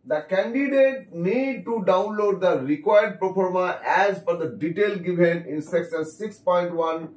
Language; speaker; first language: English; non-native, local second language; Bangla